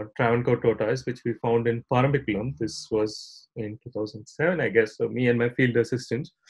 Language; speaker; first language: English; non-native, local second language; Tamil